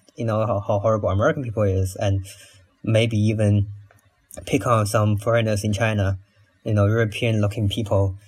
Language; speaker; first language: English; non-native, fluent; Chinese